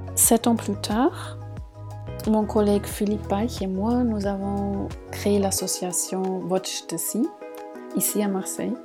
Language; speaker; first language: French; non-native, fluent; German